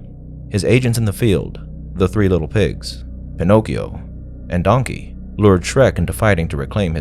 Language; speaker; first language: English; native; English